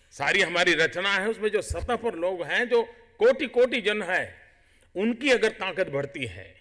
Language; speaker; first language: Hindi; non-native, local second language; Gujarati